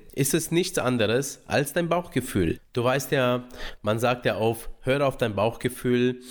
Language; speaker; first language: German; early bilingual, other home language; Romanian